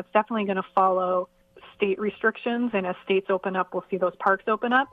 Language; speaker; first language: English; native; English